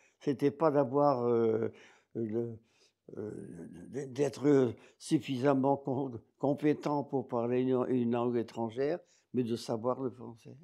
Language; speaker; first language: French; non-native, local second language; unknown